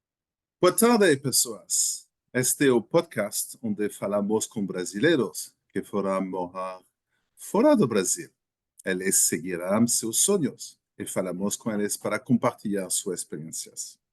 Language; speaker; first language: Portuguese; non-native, learner; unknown